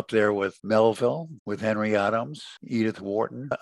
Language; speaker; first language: English; native; English